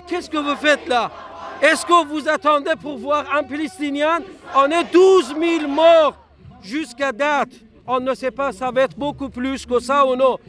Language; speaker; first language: French; non-native, fluent; Persian